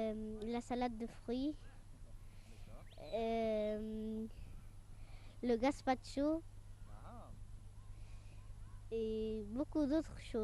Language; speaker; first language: French; non-native, fluent; Arabic